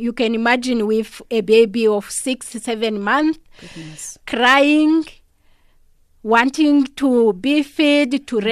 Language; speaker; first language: English; non-native, local second language; Kinyarwanda